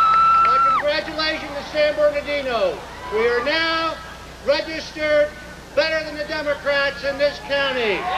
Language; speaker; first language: English; native; English